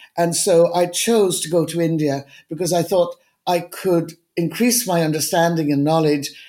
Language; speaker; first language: English; native; English